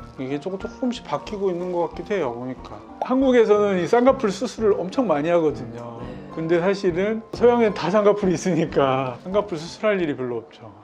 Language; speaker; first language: Korean; native; Korean